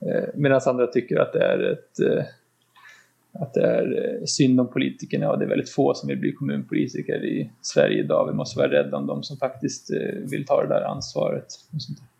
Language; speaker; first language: Swedish; native; Swedish